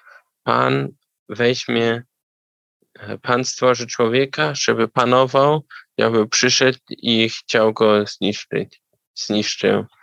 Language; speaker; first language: Polish; non-native, learner; German